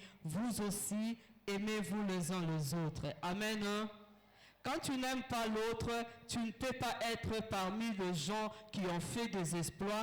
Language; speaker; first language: French; non-native, local second language; Lingala